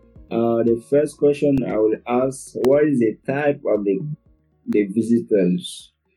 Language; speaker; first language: English; non-native, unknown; French